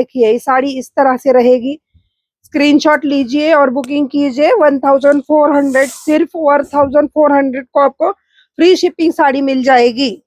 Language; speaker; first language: Hindi; non-native, local second language; Marathi